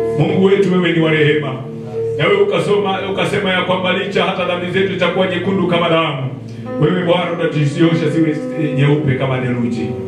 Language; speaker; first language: Swahili; non-native, local second language; Luyia